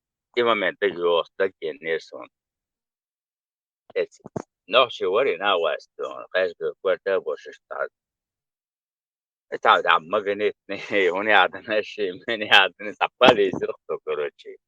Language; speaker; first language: Russian; non-native, local second language; Chechen